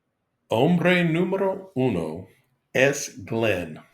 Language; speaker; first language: Spanish; non-native, learner; English